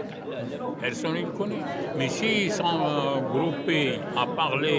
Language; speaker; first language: French; non-native, fluent; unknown